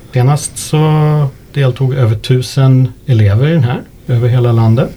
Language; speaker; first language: Swedish; early bilingual, other home language; English